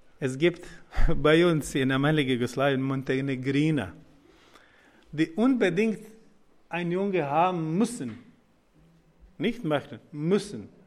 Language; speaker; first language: German; non-native, learner; Croatian